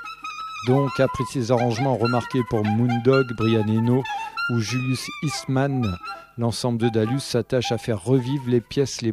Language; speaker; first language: French; native; French